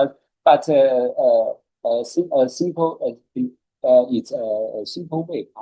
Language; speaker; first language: English; non-native, learner; Chinese